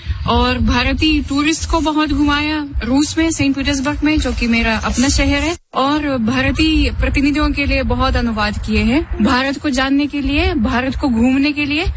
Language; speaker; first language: Hindi; non-native, fluent; Russian